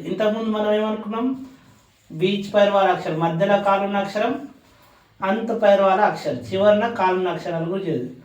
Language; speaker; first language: Telugu; non-native, local second language; Urdu